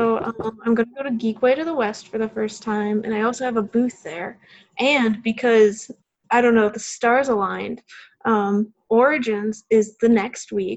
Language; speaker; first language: English; native; English